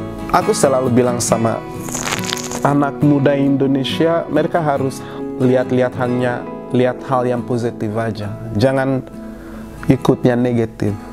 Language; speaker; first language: Indonesian; non-native, fluent; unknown